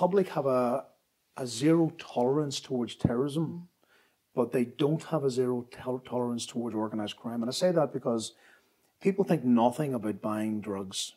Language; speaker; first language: English; native; English